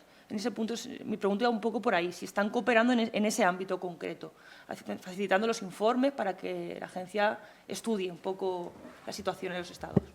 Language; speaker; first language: Spanish; native; Spanish